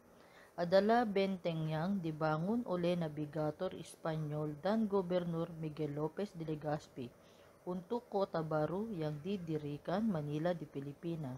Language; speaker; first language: Indonesian; non-native, learner; Filipino